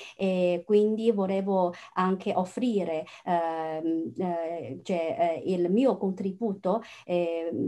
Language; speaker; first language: Italian; non-native, fluent; Chinese